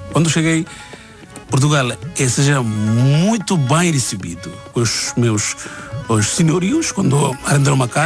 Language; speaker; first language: Portuguese; non-native, learner; Bangla